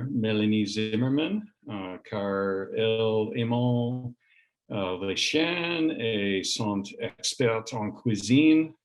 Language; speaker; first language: French; non-native, learner; English